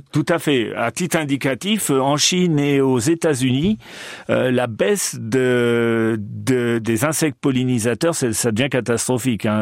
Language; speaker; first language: French; native; French